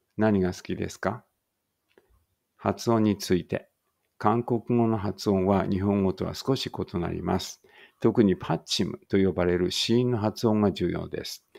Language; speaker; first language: Japanese; native; Japanese